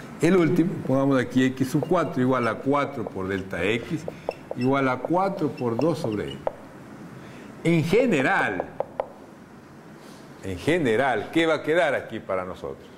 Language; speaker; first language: Spanish; native; Spanish